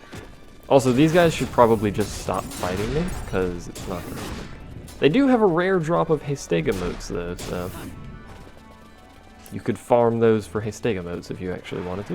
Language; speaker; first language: English; native; English